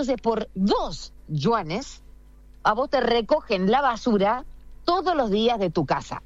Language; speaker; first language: Spanish; native; Spanish